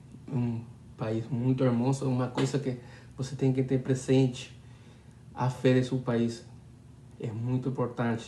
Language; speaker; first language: Portuguese; non-native, learner; Spanish